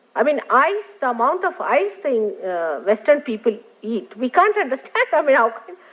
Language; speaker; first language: English; non-native, local second language; Marathi